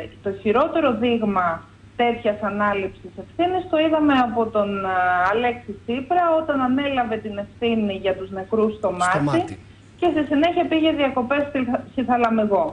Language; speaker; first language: Greek; native; Greek